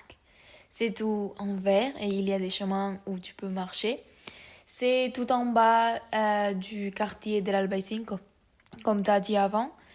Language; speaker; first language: French; non-native, learner; Spanish